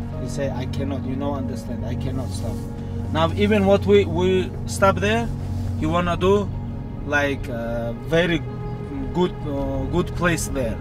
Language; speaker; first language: English; non-native, learner; Avaric